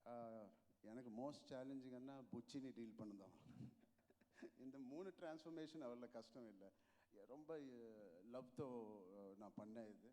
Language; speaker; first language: Tamil; non-native, local second language; Telugu